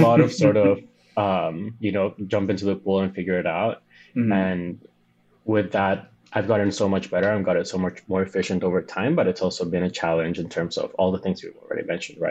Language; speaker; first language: English; non-native, fluent; Spanish